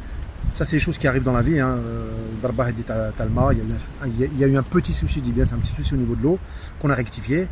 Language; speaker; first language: French; non-native, local second language; Arabic